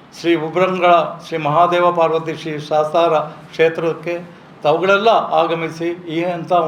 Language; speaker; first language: Kannada; native; Kannada